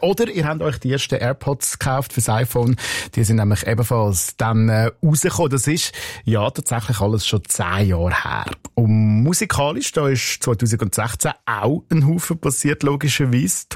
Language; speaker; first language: German; native; German